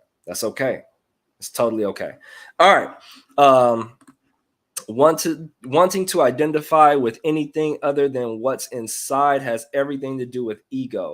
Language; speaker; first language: English; native; English